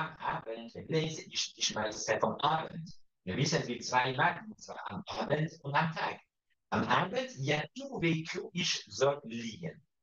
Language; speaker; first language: German; non-native, fluent; Hebrew